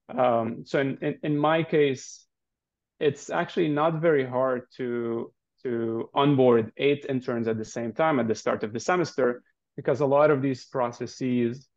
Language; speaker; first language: English; non-native, fluent; Arabic